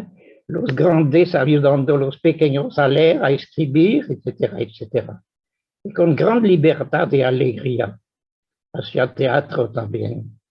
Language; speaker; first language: Spanish; non-native, fluent; French